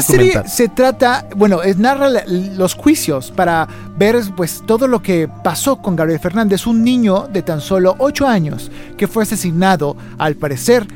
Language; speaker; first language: Spanish; native; Spanish